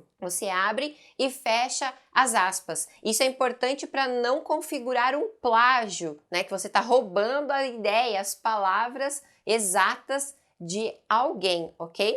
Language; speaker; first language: Portuguese; native; Portuguese